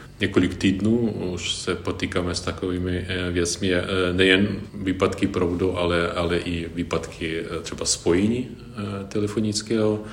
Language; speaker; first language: Czech; non-native, fluent; Ukrainian